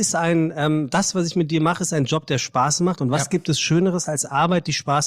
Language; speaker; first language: German; native; German